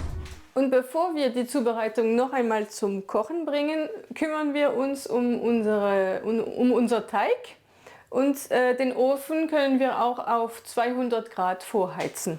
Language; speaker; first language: German; non-native, fluent; French